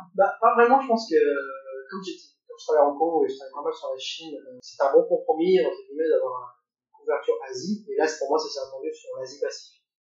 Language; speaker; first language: French; early bilingual, other home language; Cantonese